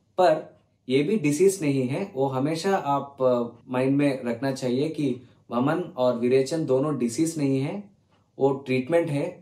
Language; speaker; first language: Hindi; non-native, learner; Tamil